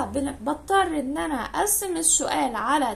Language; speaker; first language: Arabic; native; Arabic